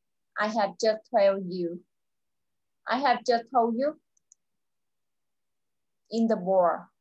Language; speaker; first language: English; non-native, fluent; Vietnamese